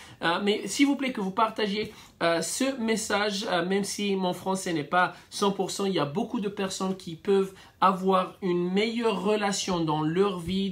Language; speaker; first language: French; non-native, fluent; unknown